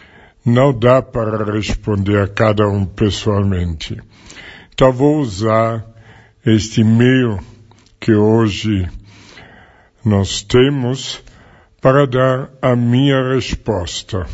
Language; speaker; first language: Portuguese; non-native, fluent; German